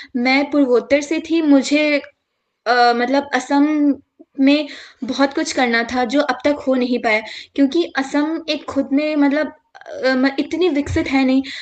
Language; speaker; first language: Hindi; non-native, local second language; Assamese